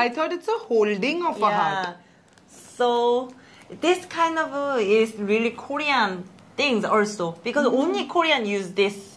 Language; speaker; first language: English; non-native, learner; Korean